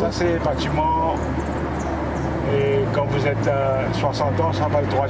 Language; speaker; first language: French; non-native, local second language; Morisyen